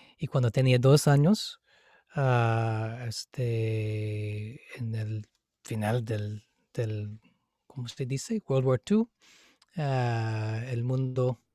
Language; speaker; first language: Spanish; non-native, fluent; English